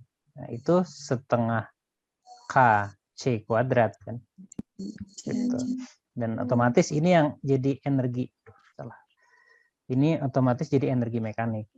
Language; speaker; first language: Indonesian; native; Indonesian